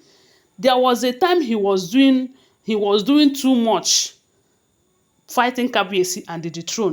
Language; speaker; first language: English; non-native, local second language; Yoruba